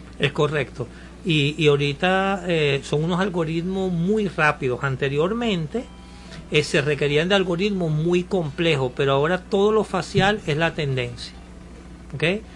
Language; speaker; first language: Spanish; native; Spanish